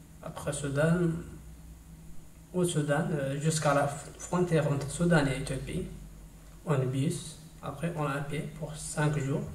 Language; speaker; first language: French; non-native, learner; Tigrinya